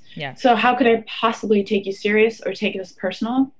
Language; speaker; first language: English; non-native, fluent; German